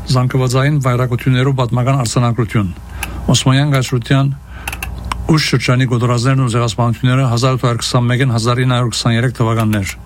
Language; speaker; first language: Armenian; early bilingual, heritage; Armenian